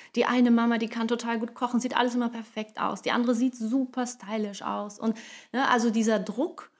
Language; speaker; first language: German; non-native, fluent; Portuguese